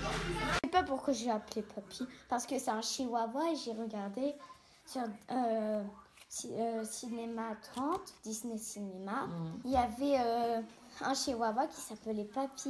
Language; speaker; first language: French; early bilingual, other home language; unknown